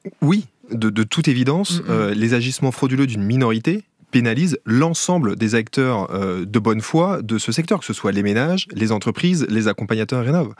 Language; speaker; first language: French; native; French